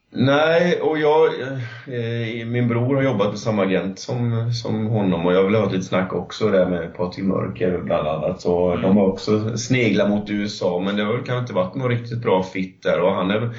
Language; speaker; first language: Swedish; native; Swedish